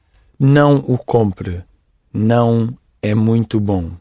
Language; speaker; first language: Portuguese; non-native, learner; English